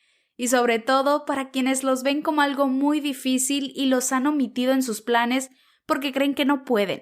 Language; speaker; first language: Spanish; native; Spanish